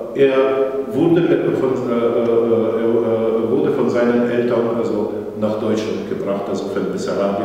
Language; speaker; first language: German; non-native, fluent; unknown